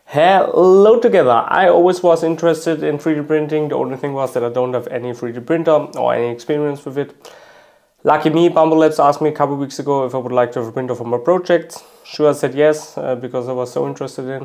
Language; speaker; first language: English; non-native, fluent; German